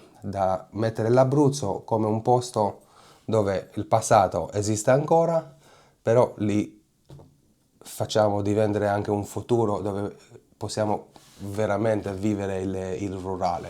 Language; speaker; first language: Italian; non-native, fluent; Hebrew